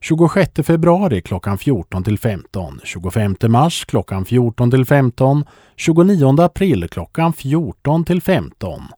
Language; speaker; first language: Swedish; native; Swedish